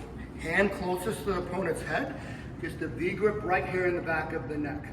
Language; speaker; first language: English; native; English